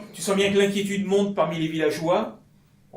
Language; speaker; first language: French; native; French